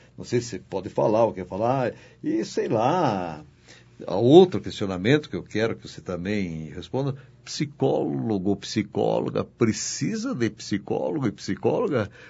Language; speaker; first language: Portuguese; native; Portuguese